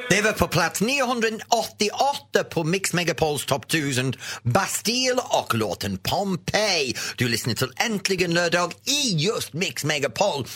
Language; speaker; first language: Swedish; non-native, fluent; English